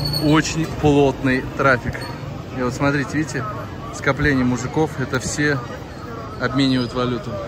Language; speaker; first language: Russian; native; Russian